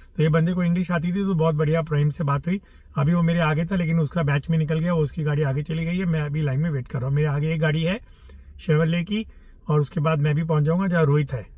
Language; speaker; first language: Hindi; native; Hindi